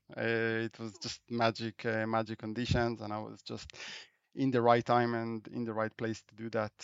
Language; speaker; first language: English; non-native, fluent; Hebrew